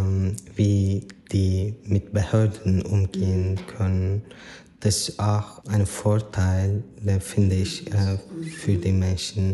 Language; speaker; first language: German; non-native, fluent; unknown